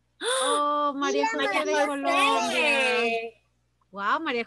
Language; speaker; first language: Spanish; native; Spanish